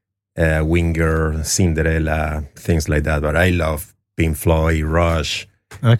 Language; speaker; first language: English; non-native, fluent; Spanish